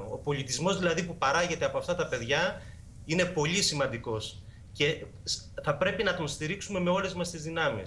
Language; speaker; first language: Greek; native; Greek